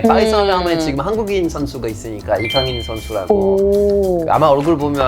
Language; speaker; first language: Korean; non-native, fluent; French